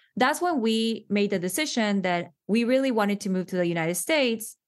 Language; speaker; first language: English; non-native, fluent; Spanish